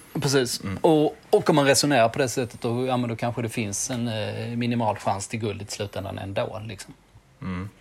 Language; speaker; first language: Swedish; native; Swedish